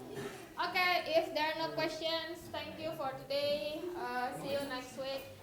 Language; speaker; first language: English; non-native, local second language; Indonesian